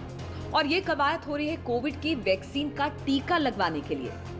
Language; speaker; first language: Hindi; native; Hindi